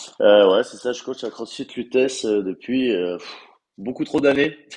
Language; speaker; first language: French; native; French